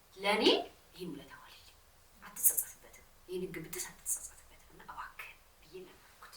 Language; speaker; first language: Amharic; non-native, local second language; Sebat Bet Gurage